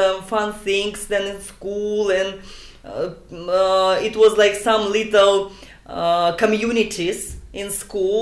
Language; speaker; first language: English; non-native, learner; Russian